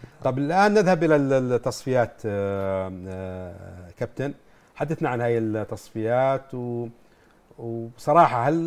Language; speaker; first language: Arabic; native; Arabic